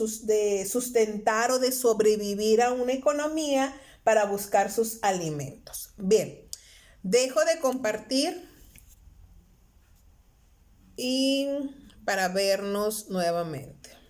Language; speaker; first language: Spanish; native; Spanish